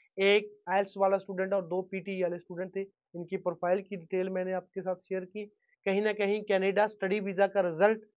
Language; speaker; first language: Hindi; non-native, local second language; Punjabi